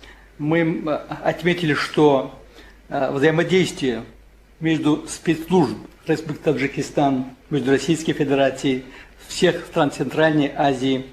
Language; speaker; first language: Russian; non-native, local second language; Tajik